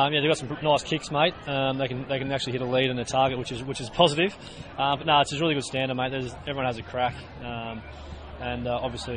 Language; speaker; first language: English; native; English